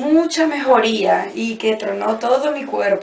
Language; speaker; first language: Spanish; native; Spanish